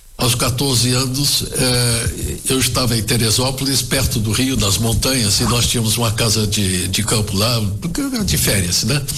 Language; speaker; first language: Portuguese; early bilingual, other home language; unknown